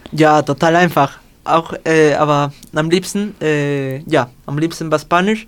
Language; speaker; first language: German; non-native, learner; Spanish